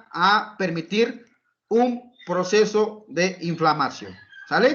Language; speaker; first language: Spanish; native; Spanish